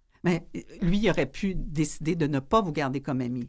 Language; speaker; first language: French; native; French